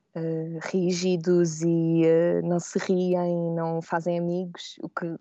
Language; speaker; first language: Portuguese; native; Portuguese